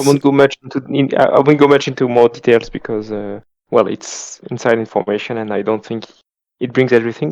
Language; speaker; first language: English; non-native, fluent; French